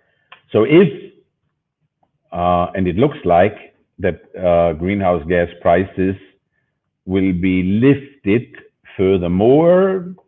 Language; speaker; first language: English; non-native, fluent; German